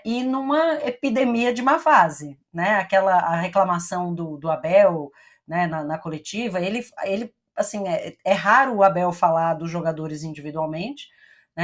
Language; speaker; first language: Portuguese; native; Portuguese